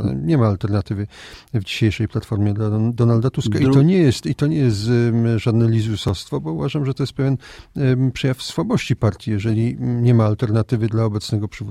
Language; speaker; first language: Polish; native; Polish